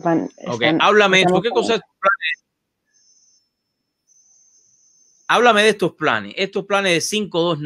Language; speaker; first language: Spanish; native; Spanish